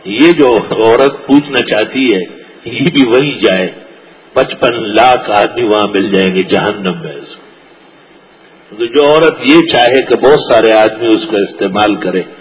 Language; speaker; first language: Urdu; non-native, local second language; Pashto